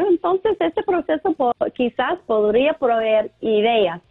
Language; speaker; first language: Spanish; non-native, fluent; English